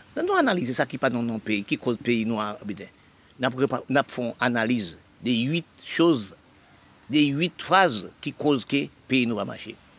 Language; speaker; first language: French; non-native, local second language; Haitian Creole